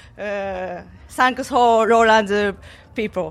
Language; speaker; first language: English; non-native, learner; Japanese